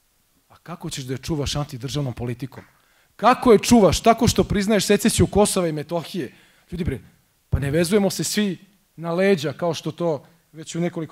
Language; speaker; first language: Croatian; native; Croatian